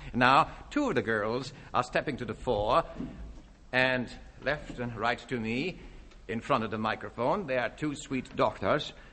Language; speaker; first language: English; non-native, fluent; Dutch